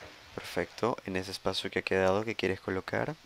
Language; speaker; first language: Spanish; native; Spanish